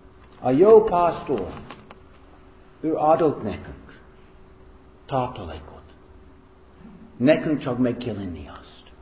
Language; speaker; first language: Hungarian; non-native, fluent; English